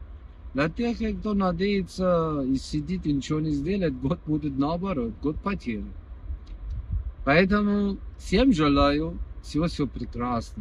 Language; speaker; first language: Russian; non-native, fluent; Persian